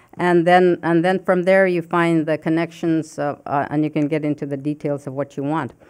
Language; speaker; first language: English; non-native, fluent; Cree